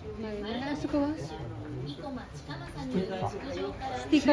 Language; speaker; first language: Japanese; non-native, learner; Filipino